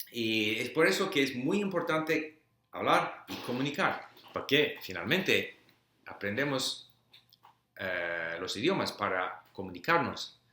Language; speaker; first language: Spanish; non-native, fluent; English